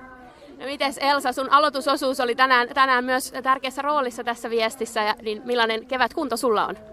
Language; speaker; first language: Finnish; native; Finnish